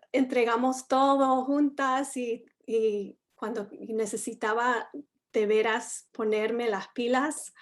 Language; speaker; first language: Spanish; non-native, fluent; English